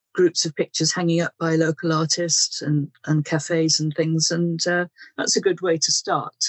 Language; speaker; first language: English; native; English